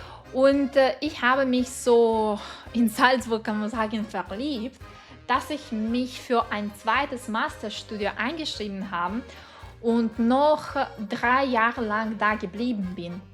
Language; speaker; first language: German; non-native, fluent; Russian